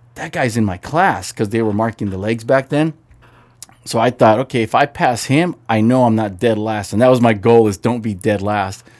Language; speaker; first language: English; native; English